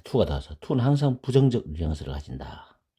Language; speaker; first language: Korean; native; Korean